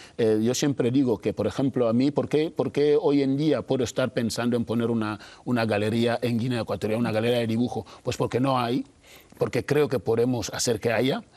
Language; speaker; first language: Spanish; non-native, local second language; Fang